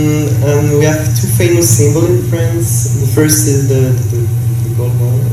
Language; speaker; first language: English; non-native, learner; French